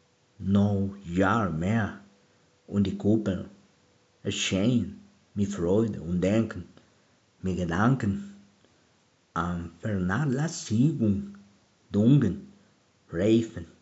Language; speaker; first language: German; non-native, learner; Spanish